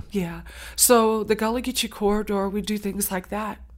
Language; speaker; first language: English; early bilingual, other home language; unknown